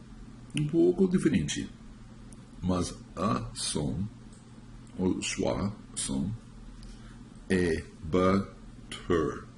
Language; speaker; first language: Portuguese; non-native, learner; English